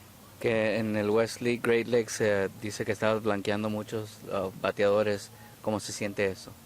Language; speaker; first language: Spanish; non-native, fluent; English